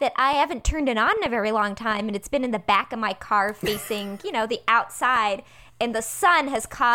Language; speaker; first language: English; early bilingual, other home language; Persian